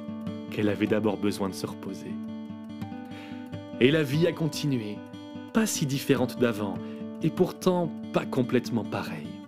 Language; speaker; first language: French; native; French